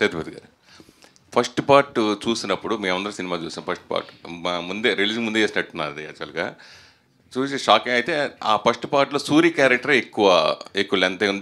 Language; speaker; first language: Telugu; native; Telugu